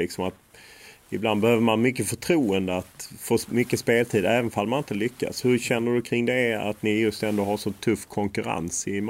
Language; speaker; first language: Swedish; native; Swedish